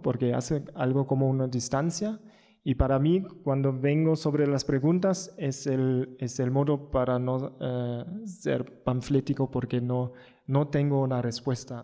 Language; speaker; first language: Spanish; non-native, learner; German